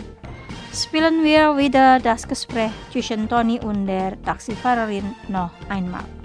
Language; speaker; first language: German; non-native, fluent; Indonesian